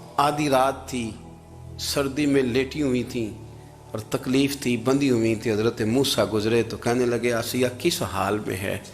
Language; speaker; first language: Urdu; non-native, local second language; Punjabi